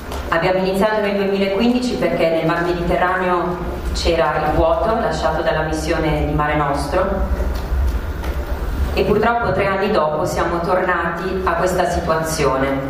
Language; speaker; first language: Italian; native; Italian